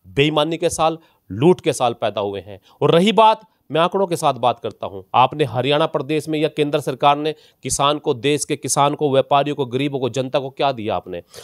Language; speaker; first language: Hindi; native; Hindi